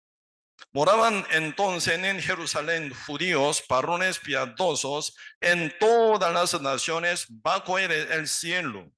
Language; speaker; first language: Spanish; non-native, learner; Korean